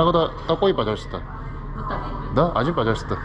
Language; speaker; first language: Russian; non-native, learner; Korean